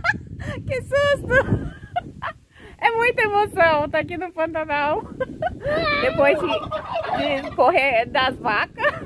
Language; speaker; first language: Portuguese; native; Portuguese